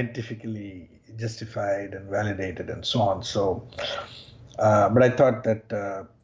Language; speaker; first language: English; non-native, local second language; Tamil